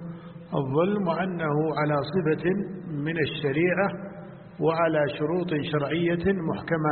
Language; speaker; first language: Arabic; native; Arabic